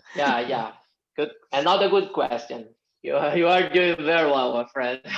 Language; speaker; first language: English; non-native, fluent; Portuguese